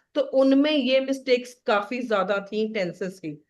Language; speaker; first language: Hindi; non-native, local second language; Punjabi